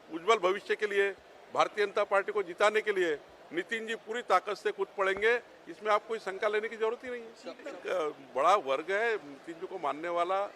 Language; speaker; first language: Hindi; non-native, local second language; Marathi